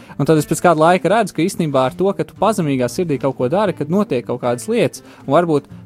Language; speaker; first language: Latvian; native; Latvian